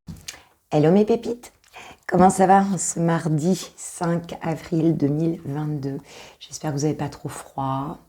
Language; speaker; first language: French; native; French